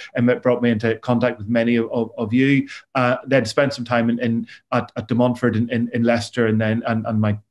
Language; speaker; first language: English; native; English